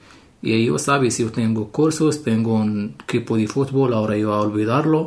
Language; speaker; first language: Spanish; non-native, learner; Arabic